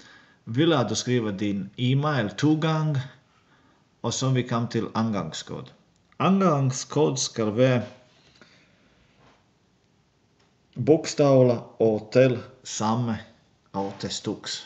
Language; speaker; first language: Norwegian; non-native, learner; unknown